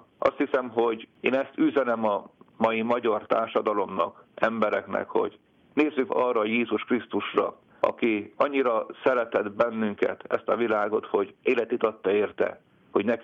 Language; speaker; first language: Hungarian; native; Hungarian